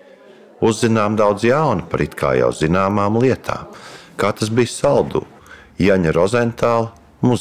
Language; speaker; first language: Latvian; native; Latvian